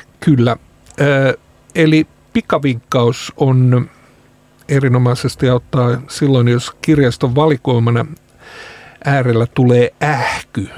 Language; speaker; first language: Finnish; native; Finnish